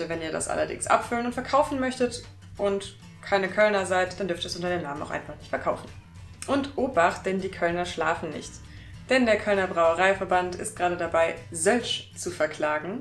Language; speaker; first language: German; native; German